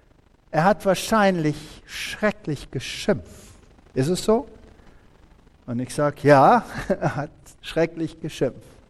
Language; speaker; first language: German; early bilingual, heritage; German